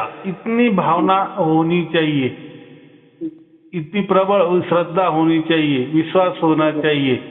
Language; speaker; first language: Hindi; native; Hindi